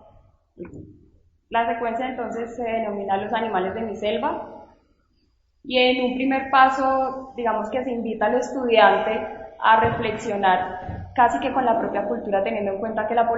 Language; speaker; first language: Spanish; native; Spanish